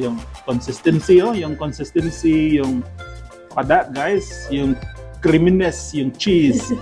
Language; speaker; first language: Filipino; non-native, local second language; Cebuano